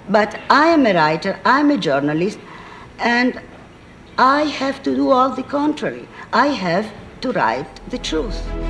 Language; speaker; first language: English; non-native, fluent; Italian